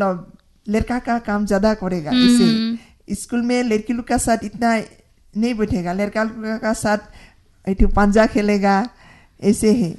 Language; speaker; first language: Hindi; non-native, local second language; Assamese